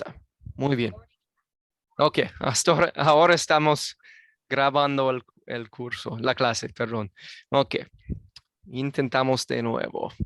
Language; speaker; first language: Spanish; non-native, fluent; English